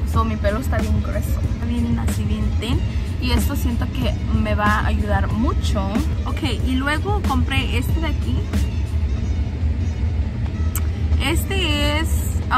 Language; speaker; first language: Spanish; early bilingual, heritage; Spanish